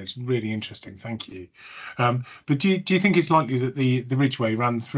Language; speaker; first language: English; native; English